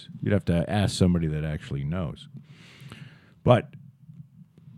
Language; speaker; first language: English; native; English